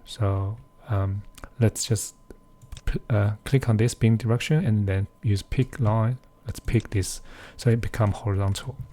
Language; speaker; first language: English; non-native, fluent; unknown